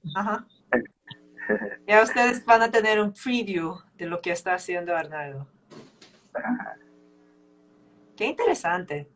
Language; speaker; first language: Spanish; early bilingual, heritage; English